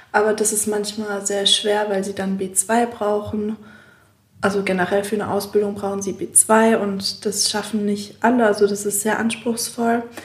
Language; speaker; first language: German; native; German